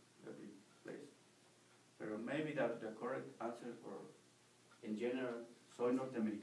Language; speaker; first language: English; non-native, learner; Spanish